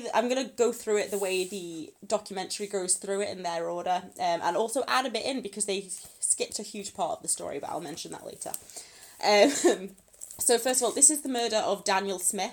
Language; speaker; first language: English; native; English